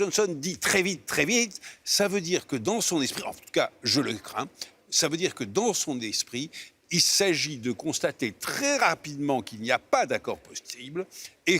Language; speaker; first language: French; native; French